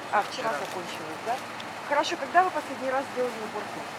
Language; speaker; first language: Russian; native; Russian